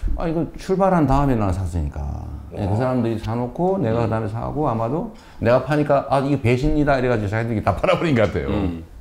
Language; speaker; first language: Korean; native; Korean